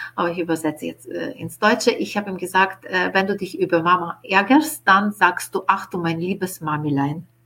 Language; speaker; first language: German; non-native, fluent; Ukrainian